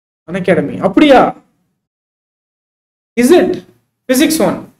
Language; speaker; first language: English; non-native, local second language; Tamil